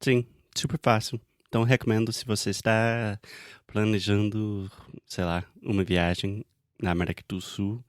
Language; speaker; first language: Portuguese; non-native, fluent; English